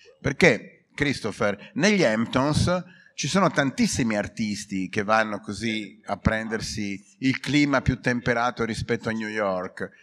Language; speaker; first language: Italian; native; Italian